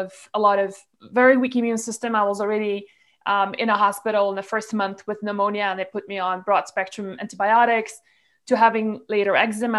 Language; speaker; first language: English; non-native, local second language; Polish